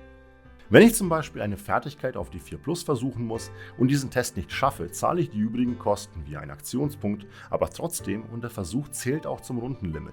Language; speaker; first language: German; native; German